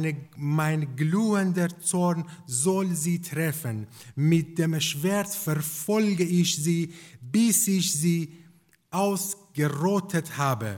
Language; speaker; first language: German; non-native, fluent; Persian